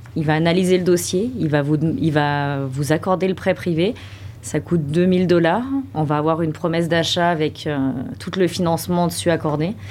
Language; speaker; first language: French; native; French